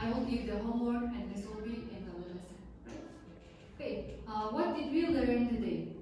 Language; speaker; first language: English; non-native, fluent; Mongolian